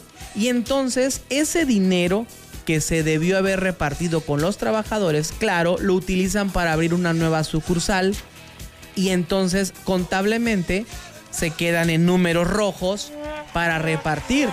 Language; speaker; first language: Spanish; native; Spanish